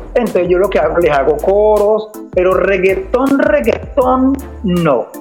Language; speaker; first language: Spanish; native; Spanish